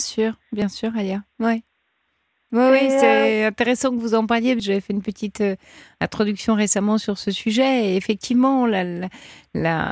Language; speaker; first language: French; native; French